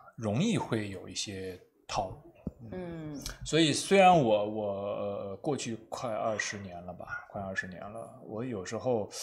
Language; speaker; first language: Chinese; native; Chinese